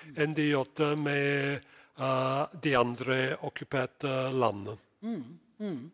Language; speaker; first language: Norwegian; non-native, fluent; English